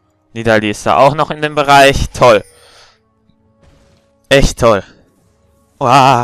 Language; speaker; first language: German; native; German